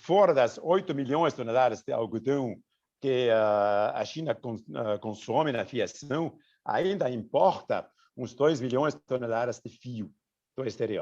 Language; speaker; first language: Portuguese; non-native, fluent; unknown